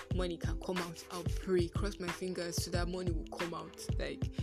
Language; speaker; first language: English; non-native, local second language; Yoruba